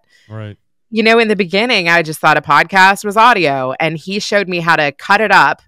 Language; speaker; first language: English; native; English